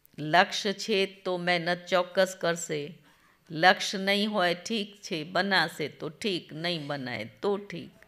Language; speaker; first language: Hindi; non-native, local second language; Gujarati